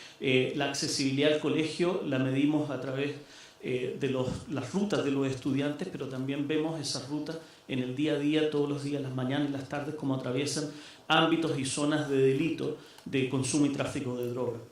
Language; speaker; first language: Spanish; native; Spanish